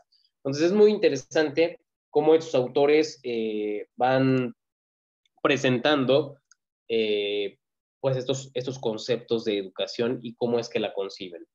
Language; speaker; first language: Spanish; native; Spanish